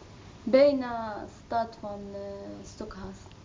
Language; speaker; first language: Dutch; non-native, learner; Arabic